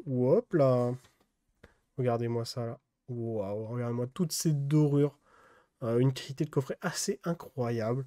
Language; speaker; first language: French; native; French